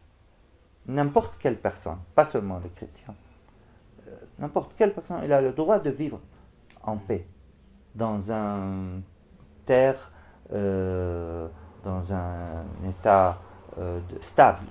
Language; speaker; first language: French; non-native, fluent; Arabic